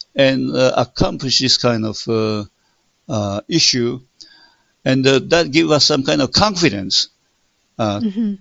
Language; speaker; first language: English; non-native, fluent; Min Nan Chinese